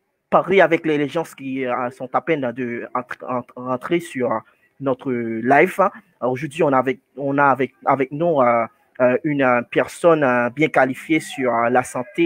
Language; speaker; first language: French; non-native, fluent; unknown